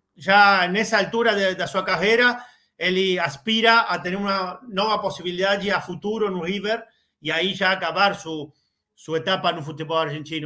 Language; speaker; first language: Portuguese; non-native, learner; Spanish